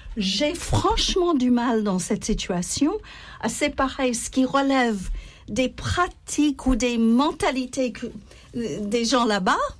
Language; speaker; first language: French; non-native, fluent; English